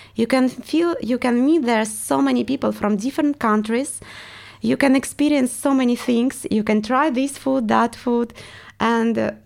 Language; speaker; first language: English; non-native, fluent; Estonian